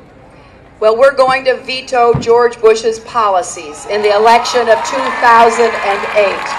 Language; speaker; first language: English; native; English